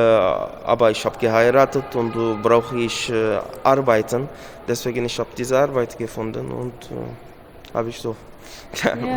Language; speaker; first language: German; non-native, learner; Turkish